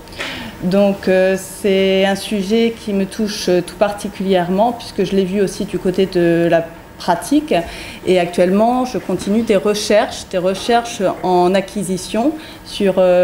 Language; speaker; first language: French; native; French